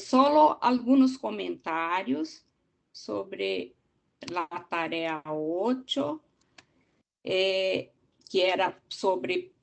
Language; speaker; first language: Spanish; non-native, learner; Portuguese